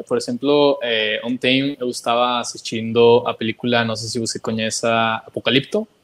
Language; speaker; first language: Portuguese; non-native, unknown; Spanish